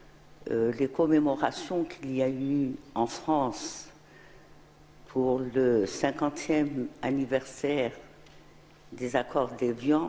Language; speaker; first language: French; non-native, local second language; Arabic